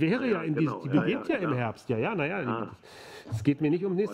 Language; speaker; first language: German; native; German